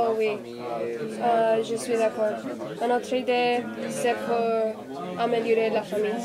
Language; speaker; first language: French; non-native, learner; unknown